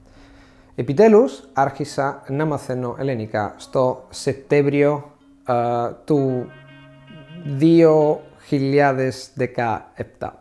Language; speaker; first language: Greek; non-native, fluent; Italian